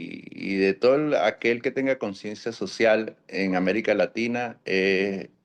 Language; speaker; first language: Spanish; native; Spanish